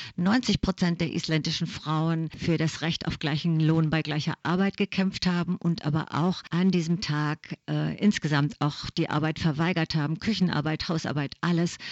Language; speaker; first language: German; native; German